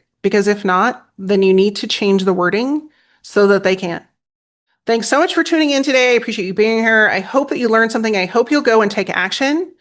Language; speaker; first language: English; native; English